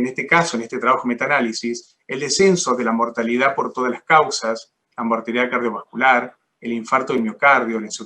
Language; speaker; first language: Spanish; native; Spanish